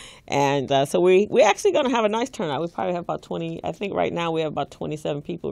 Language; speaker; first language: English; native; English